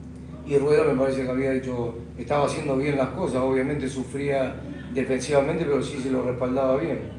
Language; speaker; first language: Spanish; native; Spanish